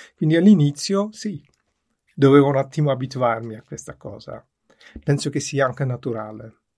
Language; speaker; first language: Italian; non-native, fluent; Dutch